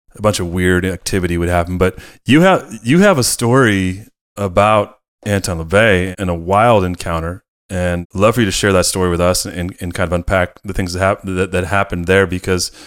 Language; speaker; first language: English; native; English